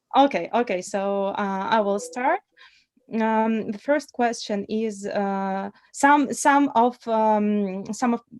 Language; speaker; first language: English; non-native, fluent; Russian